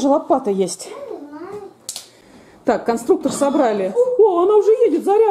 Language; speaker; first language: Russian; native; Russian